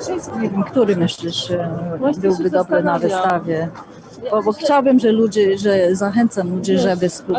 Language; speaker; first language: Polish; non-native, learner; English